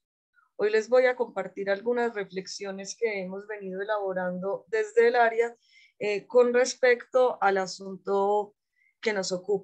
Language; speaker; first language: Spanish; native; Spanish